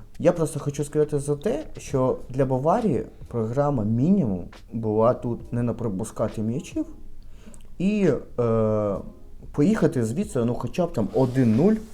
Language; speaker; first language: Ukrainian; non-native, local second language; Russian